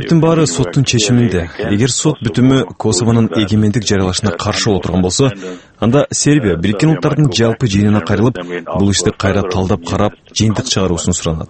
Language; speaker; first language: Kyrgyz; native; Kyrgyz